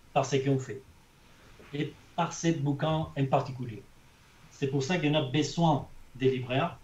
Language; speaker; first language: French; non-native, fluent; Spanish